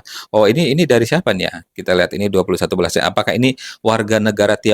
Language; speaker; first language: Indonesian; native; Indonesian